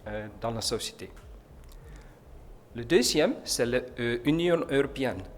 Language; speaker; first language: French; non-native, learner; Dutch